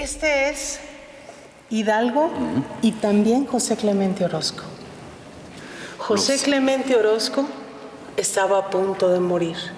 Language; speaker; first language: Spanish; native; Spanish